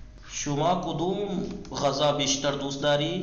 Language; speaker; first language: Persian; non-native, fluent; Urdu